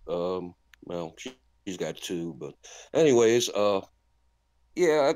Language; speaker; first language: English; native; English